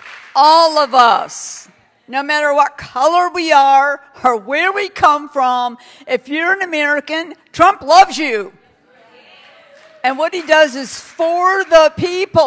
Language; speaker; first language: English; native; English